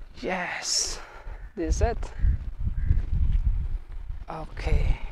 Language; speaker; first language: English; non-native, learner; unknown